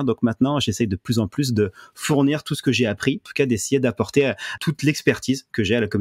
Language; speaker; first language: French; native; French